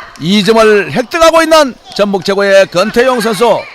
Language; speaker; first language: Korean; native; Korean